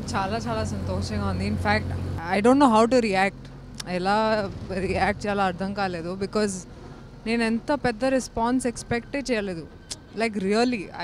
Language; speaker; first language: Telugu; non-native, fluent; Hindi